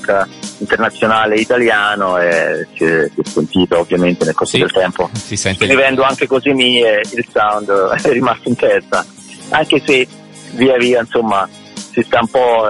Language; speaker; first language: Italian; native; Italian